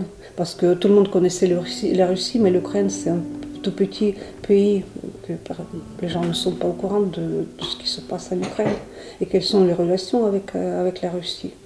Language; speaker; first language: French; non-native, fluent; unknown